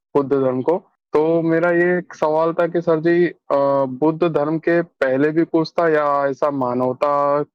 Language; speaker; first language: Hindi; native; Hindi